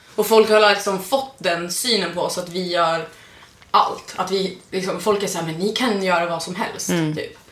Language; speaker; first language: Swedish; native; Swedish